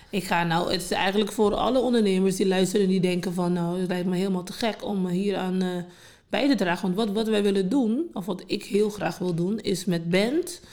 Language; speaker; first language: Dutch; non-native, local second language; English